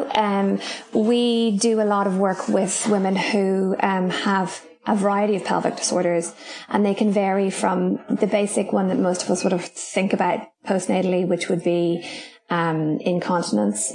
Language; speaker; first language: English; native; English